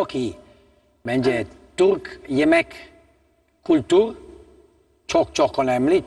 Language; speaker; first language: Turkish; non-native, learner; Italian